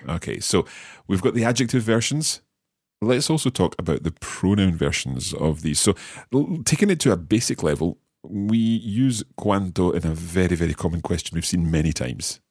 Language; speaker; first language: English; native; English